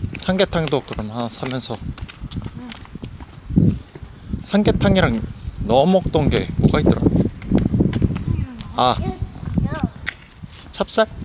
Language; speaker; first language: Korean; native; Korean